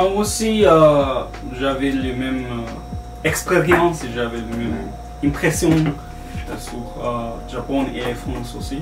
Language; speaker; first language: French; non-native, learner; Japanese